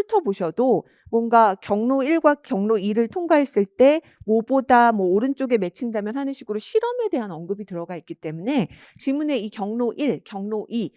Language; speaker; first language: Korean; native; Korean